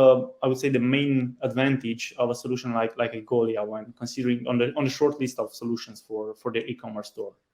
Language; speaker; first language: English; non-native, fluent; Romanian